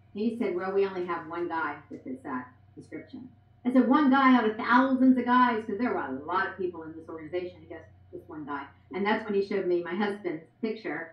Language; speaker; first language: English; native; English